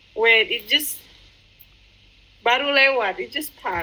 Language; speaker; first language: English; non-native, fluent; Indonesian